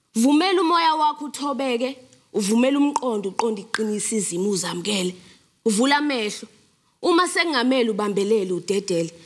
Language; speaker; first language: English; non-native, local second language; Zulu